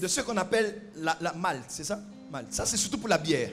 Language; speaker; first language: French; non-native, local second language; Lingala